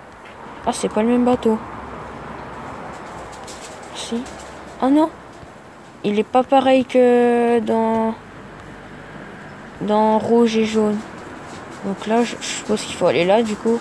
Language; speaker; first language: French; native; French